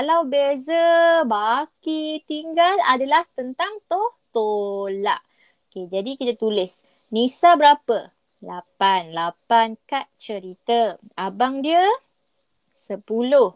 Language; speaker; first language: Malay; native; Malay